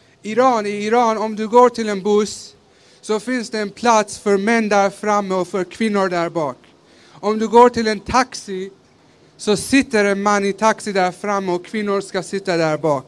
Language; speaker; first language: Swedish; early bilingual, other home language; Persian